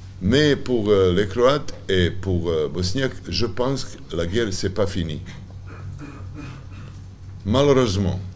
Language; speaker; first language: French; non-native, learner; Serbian